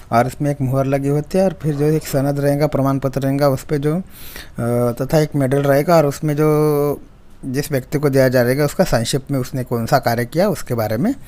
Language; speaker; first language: Hindi; non-native, local second language; Marathi